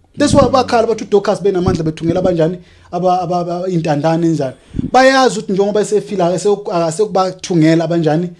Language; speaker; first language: Zulu; native; Zulu